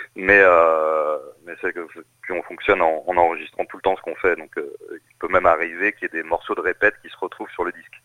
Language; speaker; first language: French; native; French